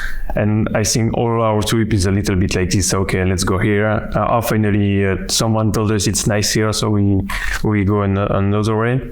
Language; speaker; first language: English; non-native, fluent; French